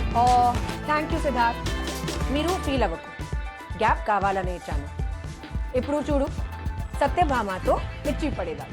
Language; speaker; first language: Telugu; non-native, local second language; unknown